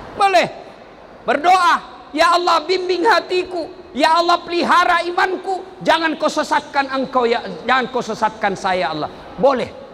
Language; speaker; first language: Indonesian; non-native, local second language; Buginese